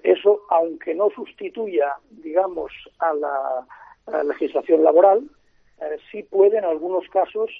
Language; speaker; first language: Spanish; native; Spanish